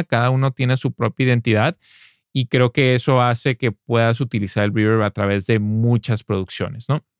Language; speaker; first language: Spanish; native; Spanish